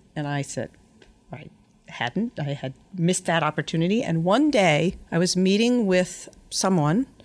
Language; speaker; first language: English; native; English